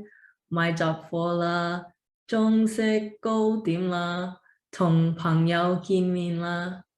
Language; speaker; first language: Cantonese; early bilingual, heritage; Cantonese